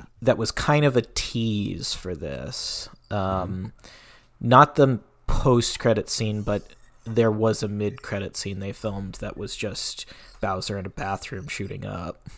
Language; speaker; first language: English; native; English